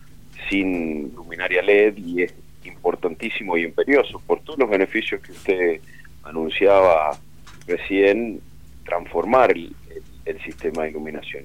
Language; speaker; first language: Spanish; native; Spanish